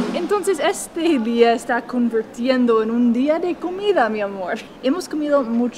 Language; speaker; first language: Spanish; non-native, fluent; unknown